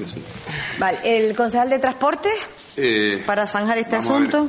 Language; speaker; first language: Spanish; native; Spanish